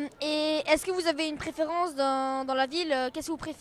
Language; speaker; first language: French; native; French